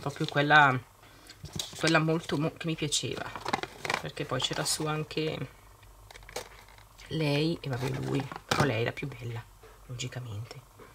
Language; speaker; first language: Italian; native; Italian